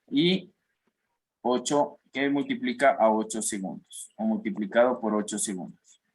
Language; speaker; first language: Spanish; native; Spanish